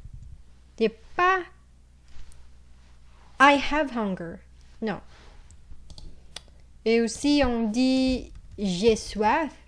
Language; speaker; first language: French; non-native, fluent; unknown